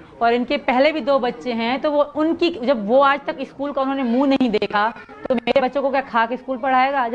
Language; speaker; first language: Urdu; non-native, local second language; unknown